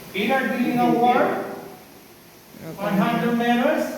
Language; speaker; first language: English; non-native, learner; Spanish